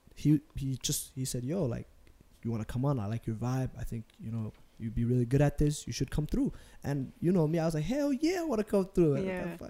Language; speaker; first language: English; native; English